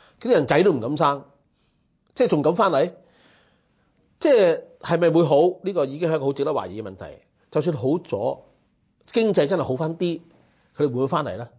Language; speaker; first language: Cantonese; native; Cantonese